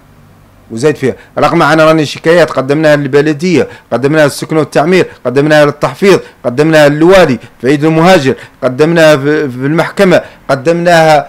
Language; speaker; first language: Arabic; native; Arabic